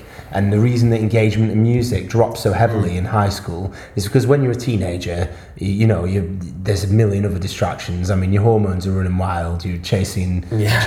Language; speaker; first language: English; native; English